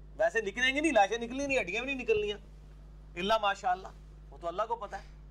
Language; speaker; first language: Urdu; non-native, local second language; Punjabi